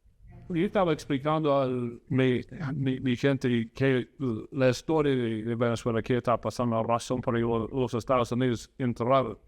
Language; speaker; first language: Spanish; non-native, fluent; English